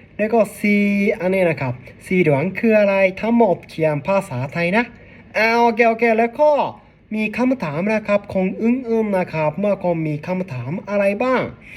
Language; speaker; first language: Thai; non-native, learner; Japanese